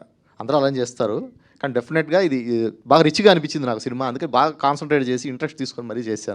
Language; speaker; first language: Telugu; native; Telugu